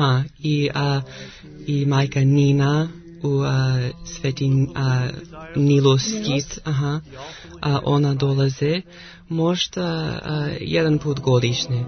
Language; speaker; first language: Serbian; non-native, learner; English